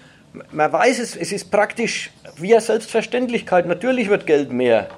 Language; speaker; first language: German; native; German